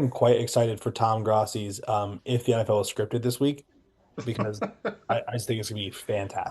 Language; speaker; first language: English; native; English